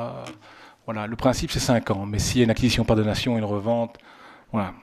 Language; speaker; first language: French; native; French